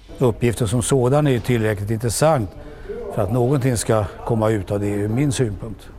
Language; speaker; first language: Swedish; native; Swedish